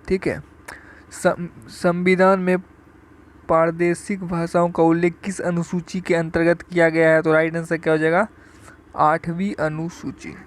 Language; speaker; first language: Hindi; native; Hindi